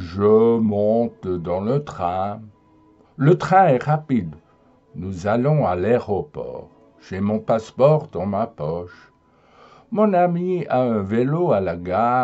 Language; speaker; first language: French; non-native, fluent; German